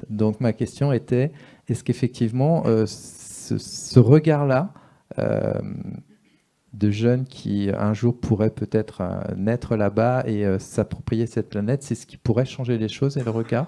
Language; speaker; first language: French; native; French